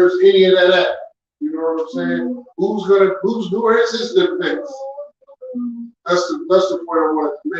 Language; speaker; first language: English; native; English